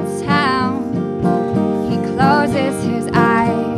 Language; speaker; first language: English; native; English